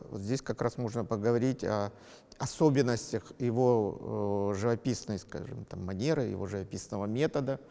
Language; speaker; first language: Russian; native; Russian